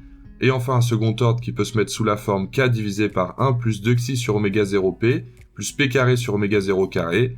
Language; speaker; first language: French; native; French